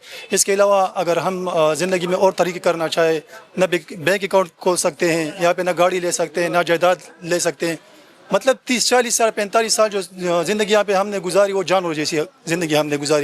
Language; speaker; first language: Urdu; non-native, local second language; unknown